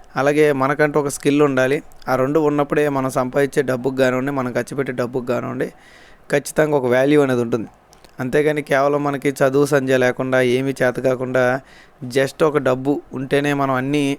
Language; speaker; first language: Telugu; native; Telugu